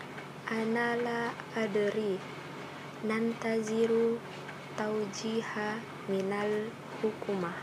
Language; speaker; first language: Arabic; non-native, learner; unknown